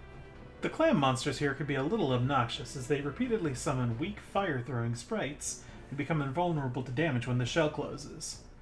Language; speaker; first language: English; native; English